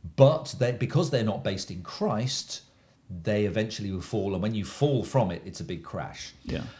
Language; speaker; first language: English; native; English